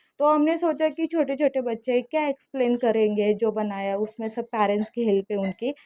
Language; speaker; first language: Hindi; non-native, local second language; Marathi